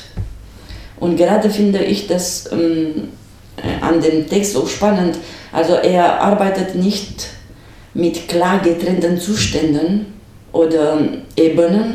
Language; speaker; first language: German; non-native, fluent; Romanian